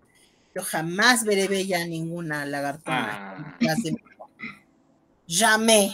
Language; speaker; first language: Spanish; native; Spanish